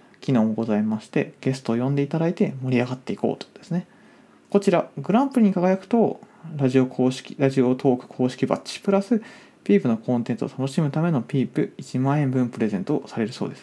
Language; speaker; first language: Japanese; native; Japanese